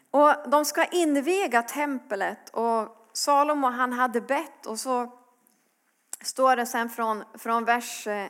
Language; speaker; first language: Swedish; native; Swedish